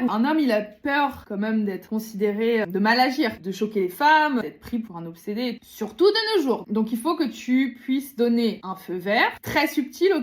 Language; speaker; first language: French; native; French